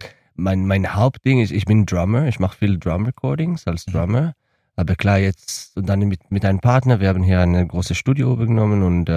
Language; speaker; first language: German; non-native, learner; Hebrew